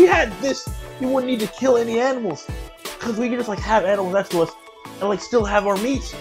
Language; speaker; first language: English; native; English